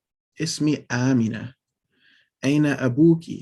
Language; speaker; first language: Arabic; non-native, fluent; English